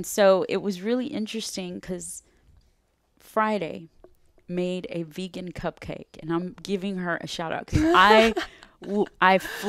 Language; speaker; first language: English; native; English